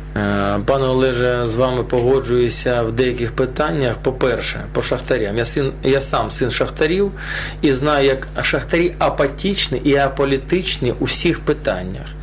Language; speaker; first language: Ukrainian; non-native, local second language; Russian